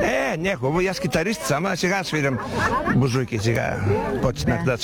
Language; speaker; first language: Bulgarian; non-native, learner; Macedonian